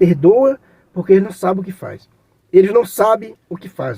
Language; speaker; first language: Portuguese; native; Portuguese